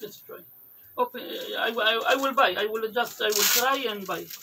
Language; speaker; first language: English; non-native, learner; Hebrew